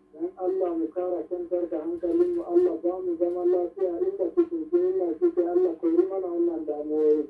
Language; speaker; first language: Hausa; non-native, local second language; Fula